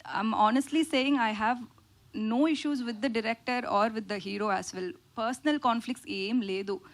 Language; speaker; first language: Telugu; non-native, learner; Tamil